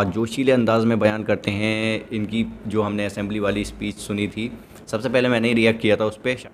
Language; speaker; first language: Hindi; native; Hindi